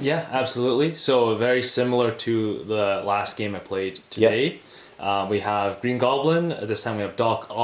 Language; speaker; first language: English; native; English